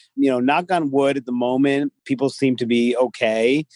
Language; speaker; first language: English; native; English